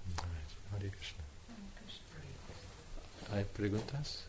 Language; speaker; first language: Spanish; non-native, fluent; English